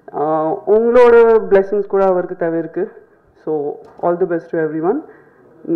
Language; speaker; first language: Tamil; non-native, fluent; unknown